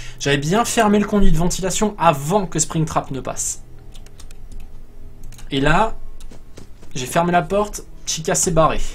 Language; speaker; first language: French; native; French